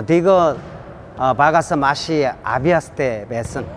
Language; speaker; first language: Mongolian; non-native, learner; Korean